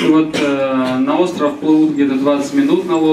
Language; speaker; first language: Russian; native; Russian